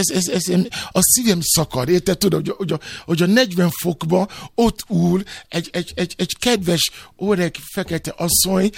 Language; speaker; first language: Hungarian; non-native, fluent; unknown